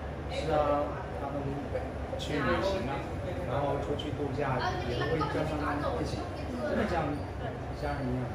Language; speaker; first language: Chinese; native; Chinese